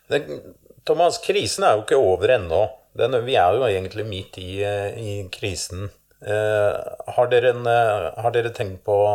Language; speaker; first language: Norwegian; native; Norwegian